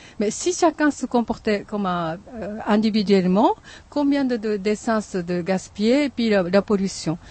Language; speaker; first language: French; non-native, fluent; Japanese